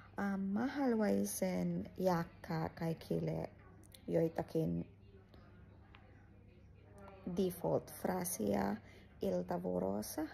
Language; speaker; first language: Finnish; non-native, learner; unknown